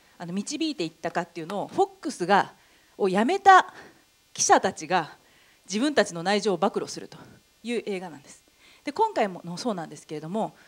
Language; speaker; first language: Japanese; native; Japanese